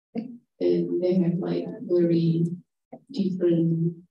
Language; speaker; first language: English; non-native, fluent; Indonesian